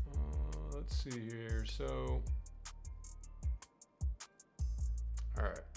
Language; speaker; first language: English; native; English